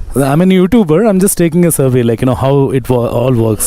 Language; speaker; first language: English; non-native, local second language; Telugu